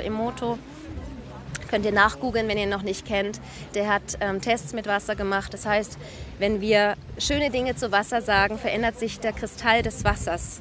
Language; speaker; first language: German; native; German